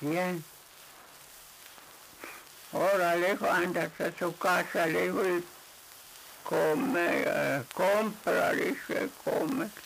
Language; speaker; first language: Spanish; non-native, local second language; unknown